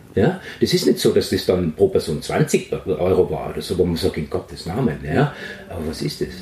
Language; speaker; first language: German; native; German